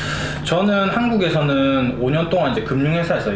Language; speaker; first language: Korean; native; Korean